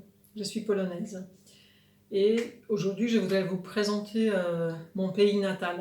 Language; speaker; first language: French; non-native, fluent; Polish